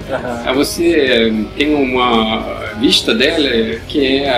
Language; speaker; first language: Portuguese; non-native, learner; Norwegian